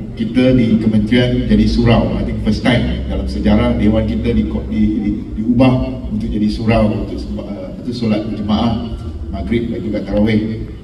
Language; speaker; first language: Malay; non-native, local second language; Chinese